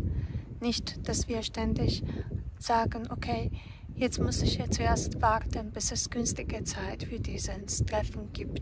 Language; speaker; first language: German; non-native, fluent; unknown